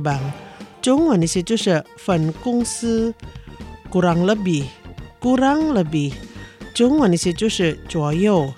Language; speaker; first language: Chinese; non-native, learner; Indonesian